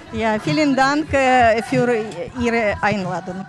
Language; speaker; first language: German; non-native, learner; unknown